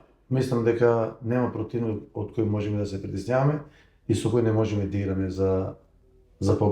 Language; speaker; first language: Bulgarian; non-native, learner; Macedonian